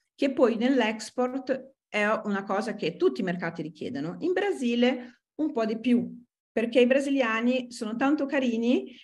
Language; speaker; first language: Italian; non-native, fluent; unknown